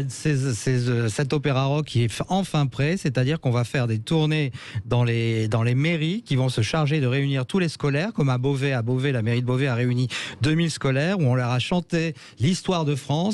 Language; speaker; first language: French; native; French